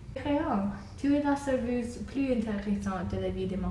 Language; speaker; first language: French; non-native, learner; English